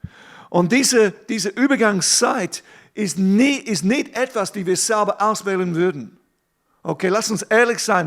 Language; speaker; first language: German; non-native, fluent; English